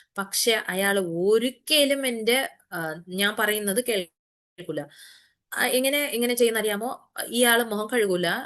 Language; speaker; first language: Malayalam; early bilingual, heritage; Malayalam